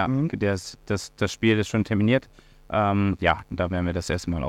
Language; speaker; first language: German; native; German